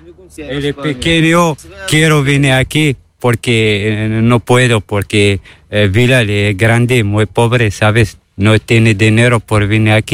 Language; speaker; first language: Spanish; non-native, learner; Arabic